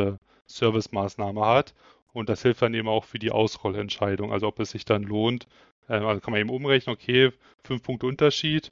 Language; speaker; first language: German; native; German